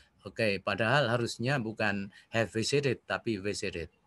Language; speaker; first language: English; non-native, fluent; Indonesian